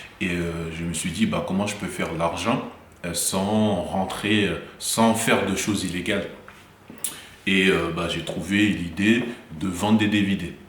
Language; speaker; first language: French; early bilingual, other home language; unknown